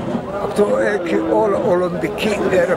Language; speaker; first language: Greek; non-native, learner; Somali